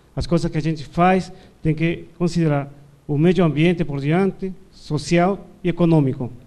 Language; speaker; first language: Portuguese; non-native, learner; Spanish